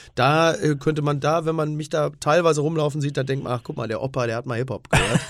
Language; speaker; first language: German; native; German